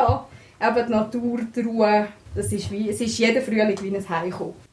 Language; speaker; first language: German; native; German